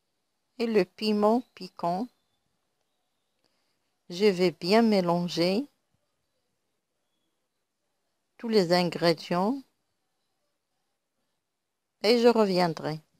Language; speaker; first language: French; non-native, local second language; Arabic